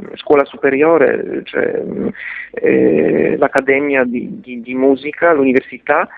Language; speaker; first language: Italian; non-native, fluent; Polish